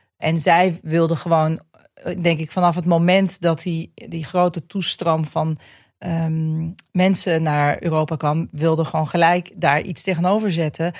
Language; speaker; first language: Dutch; native; Dutch